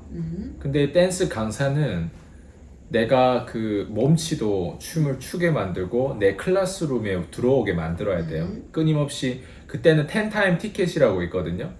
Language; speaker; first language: Korean; native; Korean